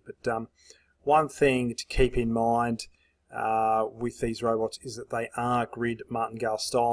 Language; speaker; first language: English; native; English